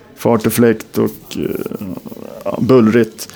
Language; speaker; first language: Swedish; native; Swedish